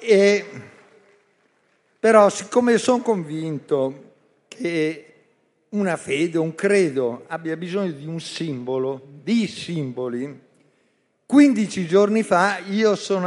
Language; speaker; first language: Italian; native; Italian